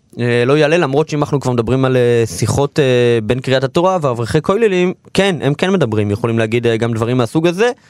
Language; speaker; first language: Hebrew; native; Hebrew